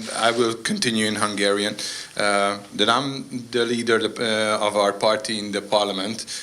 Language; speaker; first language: English; non-native, fluent; Hungarian